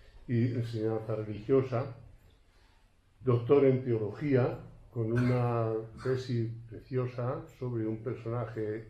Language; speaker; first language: Spanish; native; Spanish